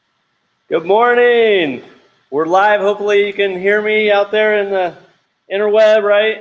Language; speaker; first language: English; native; English